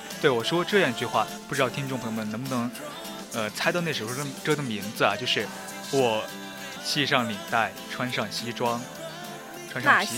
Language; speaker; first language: Chinese; native; Chinese